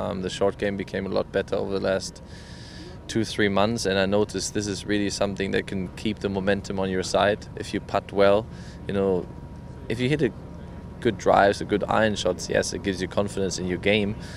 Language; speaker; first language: English; non-native, fluent; German